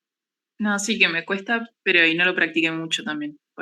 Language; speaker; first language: Spanish; native; Spanish